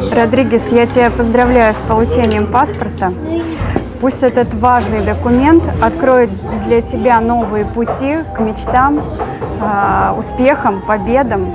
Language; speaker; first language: Russian; native; Russian